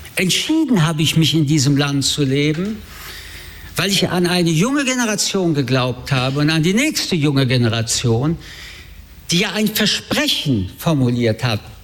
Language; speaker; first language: German; early bilingual, other home language; French